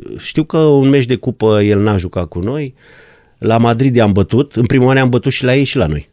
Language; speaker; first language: Romanian; non-native, local second language; German